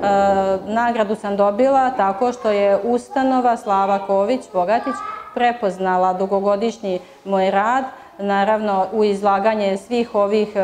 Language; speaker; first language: Serbian; native; Serbian